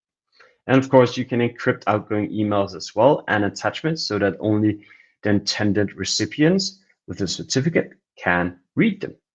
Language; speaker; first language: English; non-native, fluent; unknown